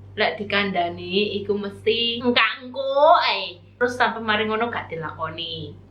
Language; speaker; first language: Javanese; native; Javanese